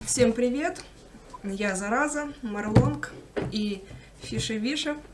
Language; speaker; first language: Russian; native; Russian